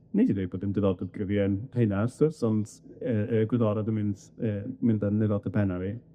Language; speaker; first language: Welsh; native; Welsh